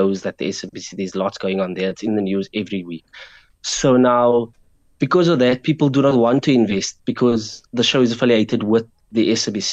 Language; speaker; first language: English; non-native, local second language; Afrikaans